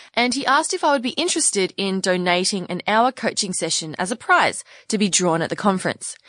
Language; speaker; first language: English; native; English